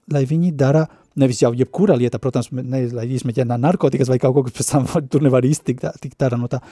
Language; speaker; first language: Latvian; non-native, fluent; Spanish